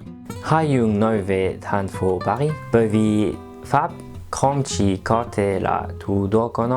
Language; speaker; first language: Vietnamese; non-native, learner; French